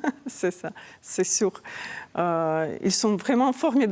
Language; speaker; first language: French; non-native, fluent; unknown